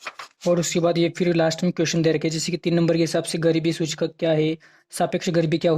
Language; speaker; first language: Hindi; native; Hindi